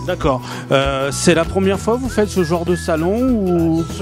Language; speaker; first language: French; native; French